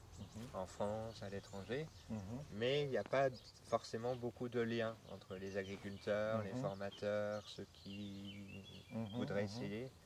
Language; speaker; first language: French; native; French